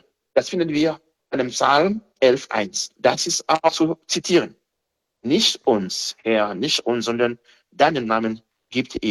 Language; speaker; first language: German; non-native, fluent; Haitian Creole